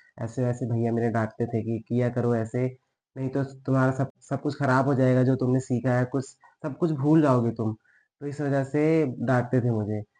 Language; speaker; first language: Hindi; native; Hindi